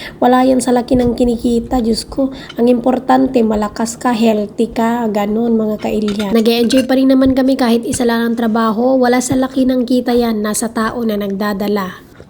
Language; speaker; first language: Filipino; non-native, local second language; Iloko